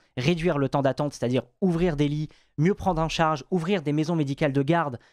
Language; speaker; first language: French; native; French